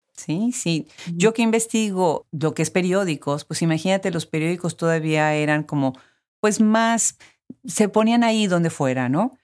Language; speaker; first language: Spanish; native; Spanish